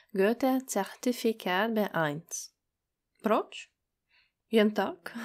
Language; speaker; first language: Czech; native; Czech